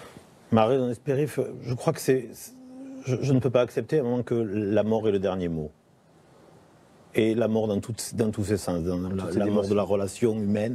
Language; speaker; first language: French; native; French